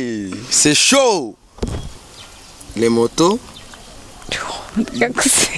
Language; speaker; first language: French; non-native, local second language; Rundi